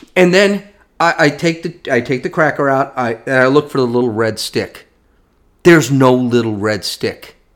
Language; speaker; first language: English; native; English